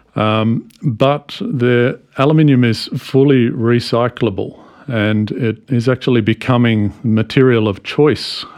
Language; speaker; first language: English; native; English